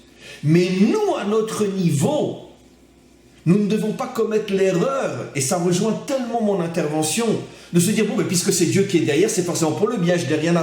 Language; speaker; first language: French; native; French